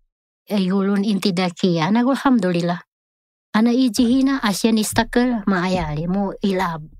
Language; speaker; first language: Arabic; non-native, learner; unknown